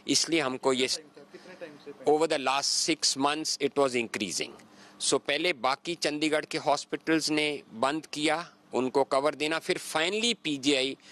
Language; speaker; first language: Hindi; native; Hindi